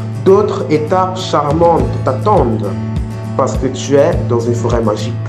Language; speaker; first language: French; non-native, learner; Italian